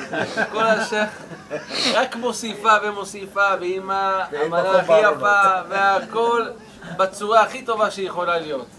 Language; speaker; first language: Hebrew; native; Hebrew